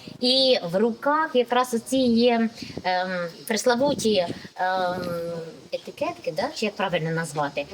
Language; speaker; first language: Ukrainian; native; Ukrainian